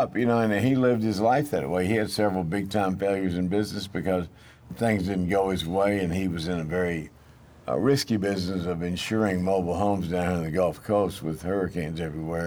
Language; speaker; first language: English; native; English